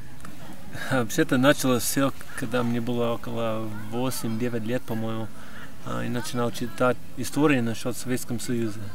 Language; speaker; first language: Russian; non-native, fluent; English